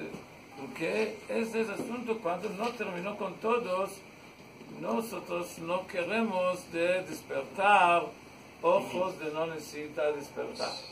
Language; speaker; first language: Spanish; non-native, learner; Hebrew